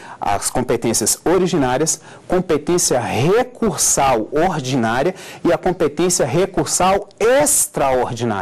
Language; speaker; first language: Portuguese; native; Portuguese